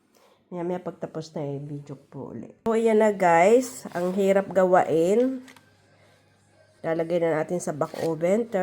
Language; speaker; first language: Filipino; native; Filipino